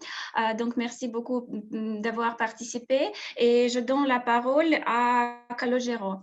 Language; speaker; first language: French; non-native, fluent; Russian